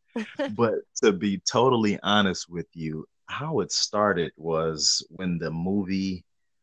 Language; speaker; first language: English; native; English